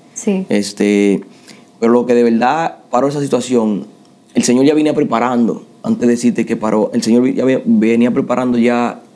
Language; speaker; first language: Spanish; native; Spanish